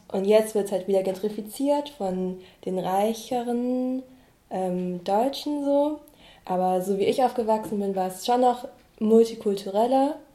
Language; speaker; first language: German; early bilingual, other home language; Vietnamese